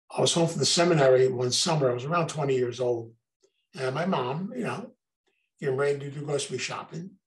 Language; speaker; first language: English; native; English